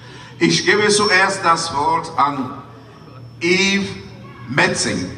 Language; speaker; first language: German; non-native, fluent; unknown